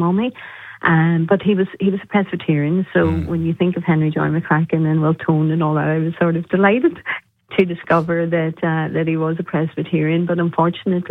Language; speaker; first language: English; native; English